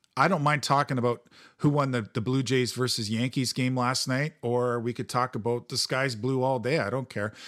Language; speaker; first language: English; native; English